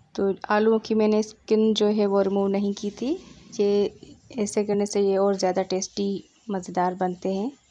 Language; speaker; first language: Urdu; non-native, local second language; Sindhi